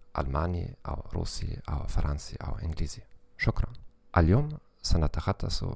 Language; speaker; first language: Arabic; non-native, learner; German